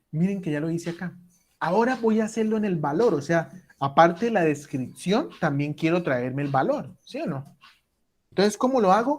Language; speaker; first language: Spanish; native; Spanish